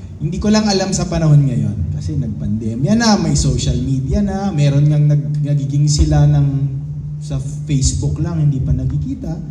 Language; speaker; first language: Filipino; native; Filipino